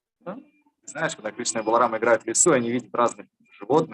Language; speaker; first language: Russian; native; Russian